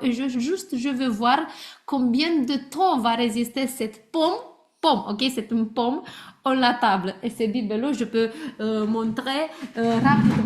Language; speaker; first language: French; non-native, learner; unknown